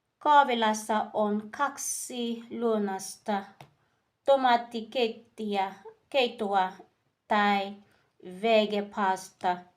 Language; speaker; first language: Finnish; non-native, learner; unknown